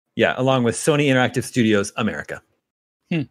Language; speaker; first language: English; native; English